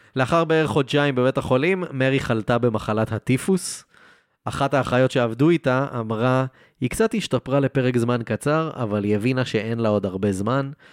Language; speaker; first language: Hebrew; native; Hebrew